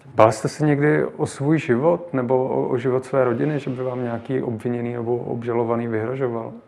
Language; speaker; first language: Czech; native; Czech